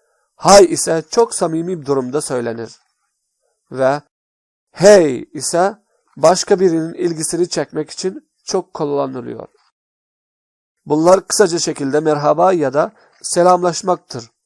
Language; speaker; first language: Turkish; non-native, fluent; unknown